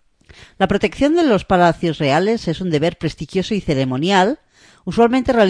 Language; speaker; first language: Spanish; native; Spanish